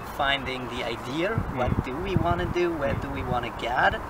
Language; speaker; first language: English; non-native, fluent; German